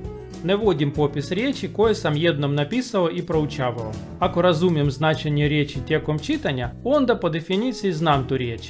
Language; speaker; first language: Croatian; non-native, learner; Russian